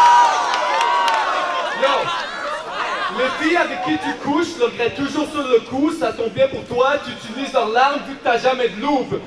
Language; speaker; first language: French; native; French